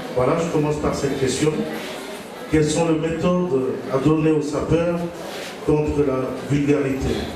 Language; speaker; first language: French; non-native, local second language; Lingala